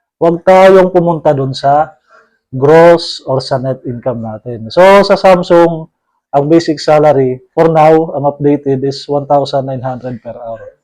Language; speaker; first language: Filipino; native; Filipino